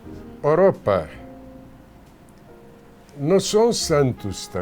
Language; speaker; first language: Portuguese; non-native, fluent; Arabic